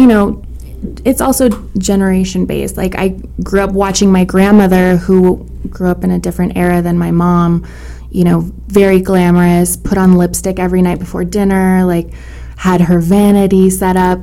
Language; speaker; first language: English; native; English